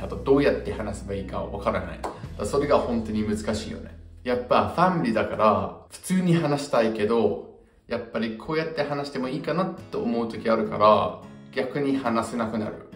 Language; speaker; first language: Japanese; non-native, fluent; English